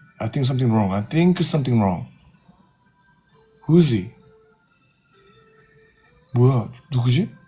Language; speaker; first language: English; non-native, fluent; Korean